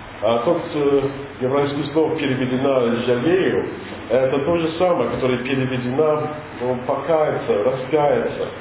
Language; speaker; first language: Russian; non-native, learner; English